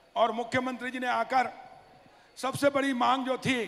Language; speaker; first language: Hindi; native; Hindi